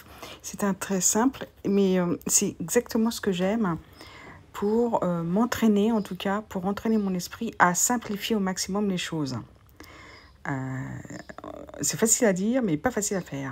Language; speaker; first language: French; native; French